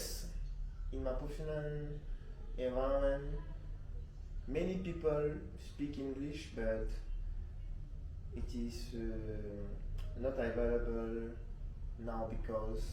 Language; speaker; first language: English; non-native, learner; French